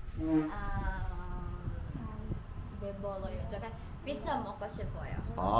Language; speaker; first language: Korean; non-native, learner; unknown